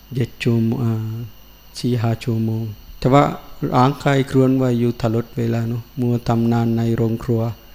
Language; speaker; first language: Thai; non-native, learner; Sinhala